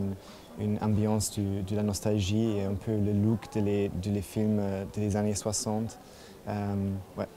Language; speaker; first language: French; non-native, fluent; German